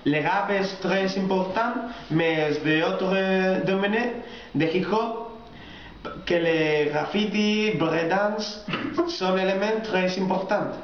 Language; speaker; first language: French; non-native, learner; Spanish